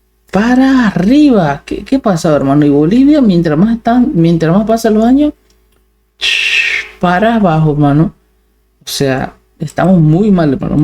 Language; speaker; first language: Spanish; native; Spanish